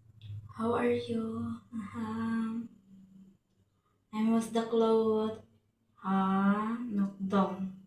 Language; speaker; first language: English; non-native, local second language; Filipino